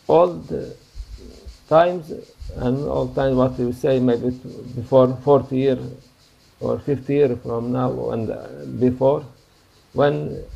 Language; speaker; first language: English; non-native, learner; Turkish